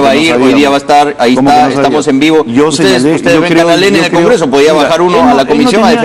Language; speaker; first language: Spanish; native; Spanish